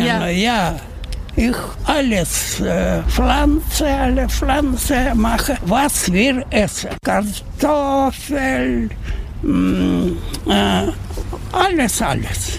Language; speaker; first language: German; non-native, learner; Russian